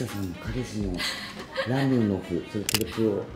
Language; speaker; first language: Japanese; native; Japanese